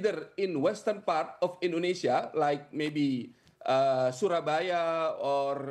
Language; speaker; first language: English; non-native, fluent; Indonesian